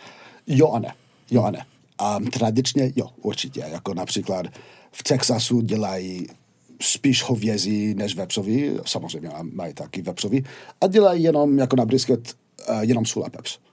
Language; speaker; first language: Czech; non-native, fluent; English